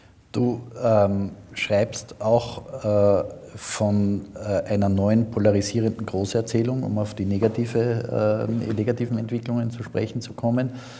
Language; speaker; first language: German; native; German